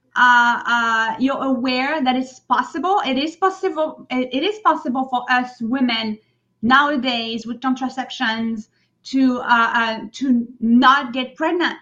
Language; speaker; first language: English; non-native, fluent; French